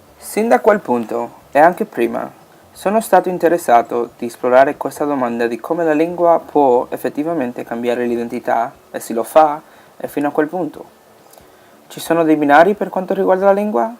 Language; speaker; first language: Italian; non-native, fluent; Spanish